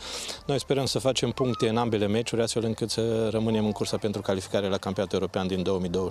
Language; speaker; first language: Romanian; native; Romanian